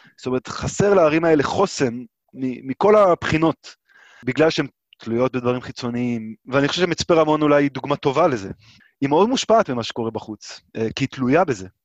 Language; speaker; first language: Hebrew; native; Hebrew